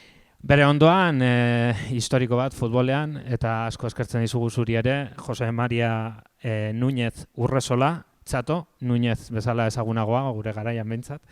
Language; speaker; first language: Basque; native; Basque